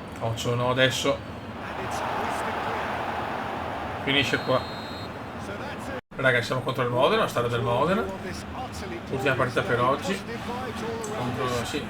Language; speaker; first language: Italian; native; Italian